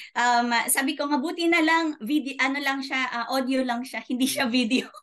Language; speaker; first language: Filipino; native; Filipino